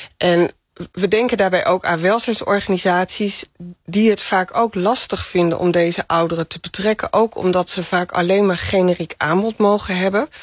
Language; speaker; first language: Dutch; native; Dutch